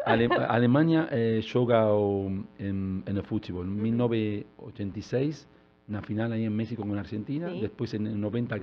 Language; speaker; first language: Portuguese; non-native, learner; Spanish